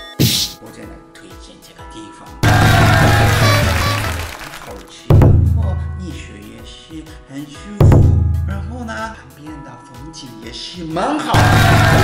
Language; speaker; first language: Chinese; non-native, learner; Japanese